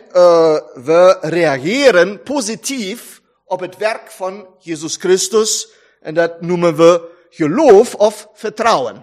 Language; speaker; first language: Dutch; non-native, fluent; German